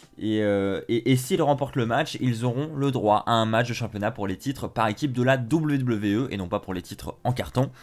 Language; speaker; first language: French; native; French